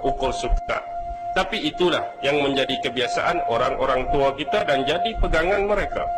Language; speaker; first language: Malay; native; Malay